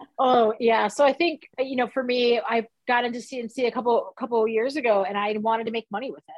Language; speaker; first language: English; native; English